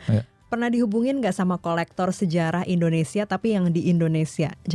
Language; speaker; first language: Indonesian; native; Indonesian